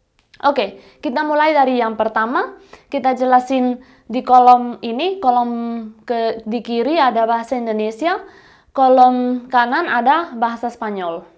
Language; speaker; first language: Indonesian; non-native, fluent; Spanish